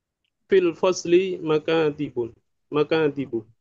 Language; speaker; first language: Arabic; non-native, learner; Indonesian